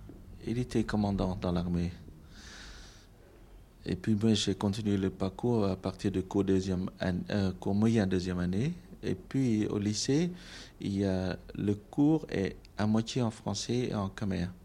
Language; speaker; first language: French; non-native, local second language; Khmer